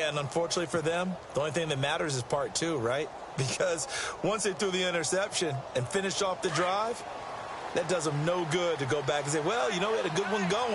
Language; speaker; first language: English; native; English